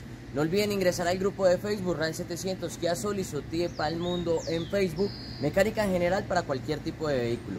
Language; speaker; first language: Spanish; native; Spanish